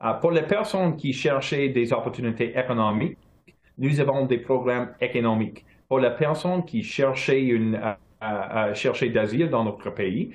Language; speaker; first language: French; non-native, local second language; English